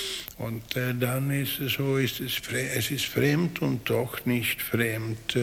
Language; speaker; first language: German; non-native, fluent; Swedish